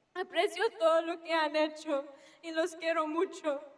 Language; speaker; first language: Spanish; early bilingual, heritage; Spanish